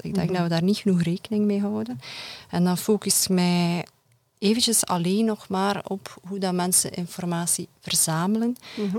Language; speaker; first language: Dutch; native; Dutch